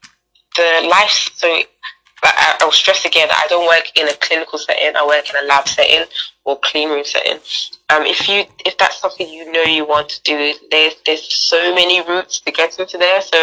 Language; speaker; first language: English; native; English